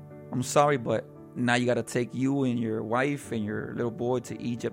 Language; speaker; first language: English; early bilingual, other home language; Spanish